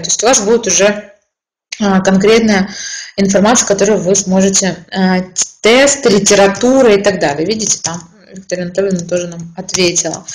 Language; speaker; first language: Russian; native; Russian